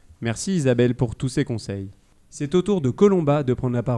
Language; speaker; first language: French; native; French